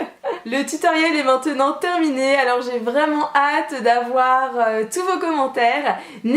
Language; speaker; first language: French; native; French